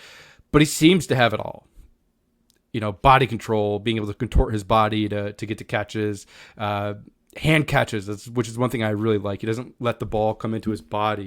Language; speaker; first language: English; native; English